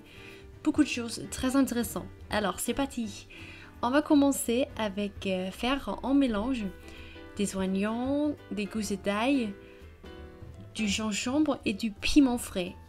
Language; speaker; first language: French; non-native, fluent; Danish